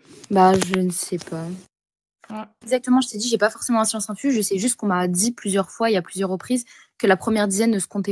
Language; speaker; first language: French; native; French